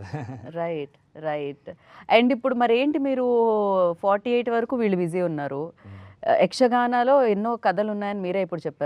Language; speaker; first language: Telugu; native; Telugu